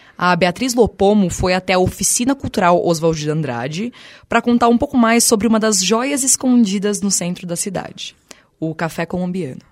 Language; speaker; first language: Portuguese; native; Portuguese